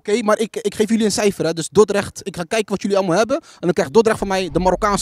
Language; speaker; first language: Dutch; early bilingual, other home language; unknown